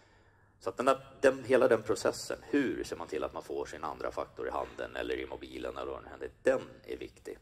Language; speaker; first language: Swedish; native; Swedish